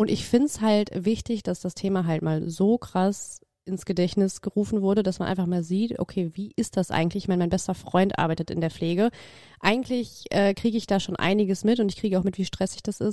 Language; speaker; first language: German; native; German